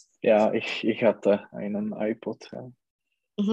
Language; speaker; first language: German; non-native, learner; Czech